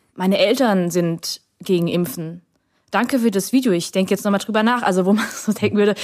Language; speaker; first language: German; early bilingual, other home language; Vietnamese